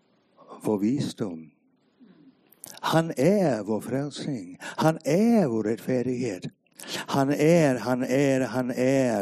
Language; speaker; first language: Swedish; non-native, fluent; English